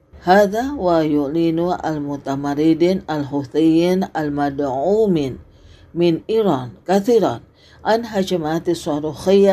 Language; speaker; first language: Arabic; non-native, fluent; Indonesian